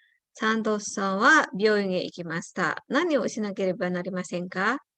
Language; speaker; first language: Japanese; non-native, fluent; Indonesian